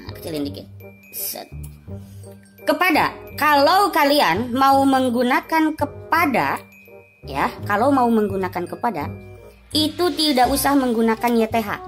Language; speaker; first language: Indonesian; native; Indonesian